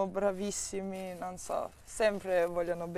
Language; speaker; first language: Italian; non-native, learner; English